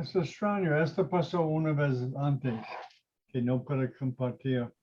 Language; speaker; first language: Spanish; non-native, fluent; English